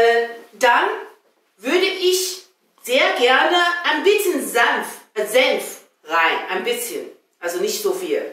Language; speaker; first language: German; non-native, fluent; Chinese